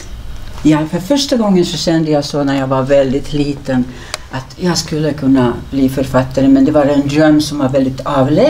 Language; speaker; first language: Swedish; native; Swedish